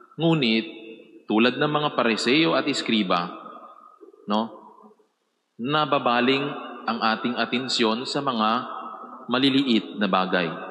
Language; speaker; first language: Filipino; native; Filipino